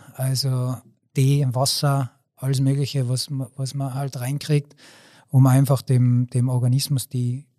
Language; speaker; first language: German; native; German